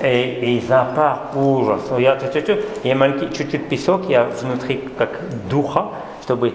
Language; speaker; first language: Russian; non-native, learner; French